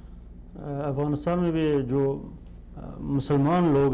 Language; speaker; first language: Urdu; non-native, fluent; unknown